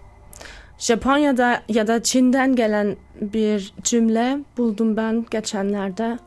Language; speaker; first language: Turkish; early bilingual, heritage; Turkish